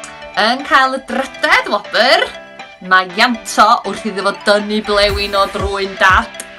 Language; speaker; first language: Welsh; native; Welsh